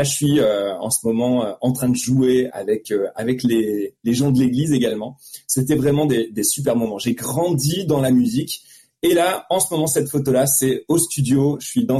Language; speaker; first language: French; native; French